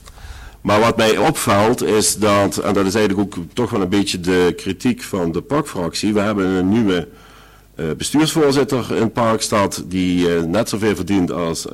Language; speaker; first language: Dutch; native; Dutch